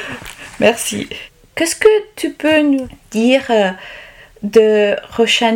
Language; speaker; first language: French; non-native, learner; Italian